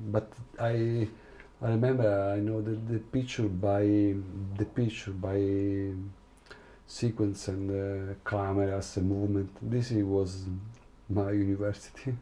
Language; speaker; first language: English; non-native, learner; Italian